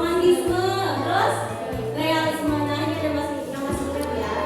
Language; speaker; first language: Indonesian; native; Indonesian